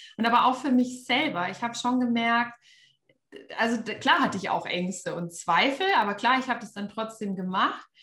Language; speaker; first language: German; native; German